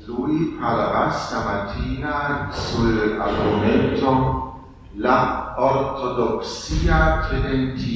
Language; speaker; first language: Italian; non-native, fluent; German